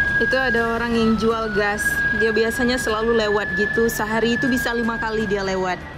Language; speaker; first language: Indonesian; native; Indonesian